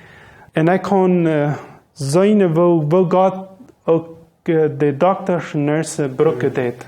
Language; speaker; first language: German; non-native, local second language; Low German